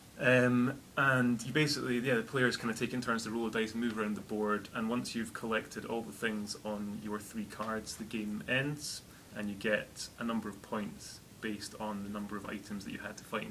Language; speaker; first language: English; native; English